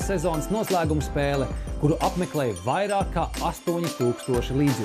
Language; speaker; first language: Latvian; native; Latvian